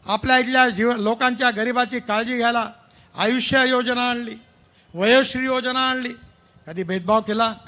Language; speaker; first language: Marathi; native; Marathi